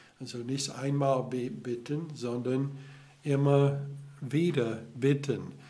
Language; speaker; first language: German; non-native, learner; English